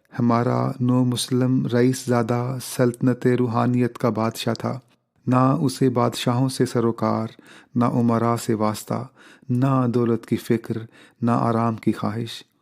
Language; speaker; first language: Urdu; native; Urdu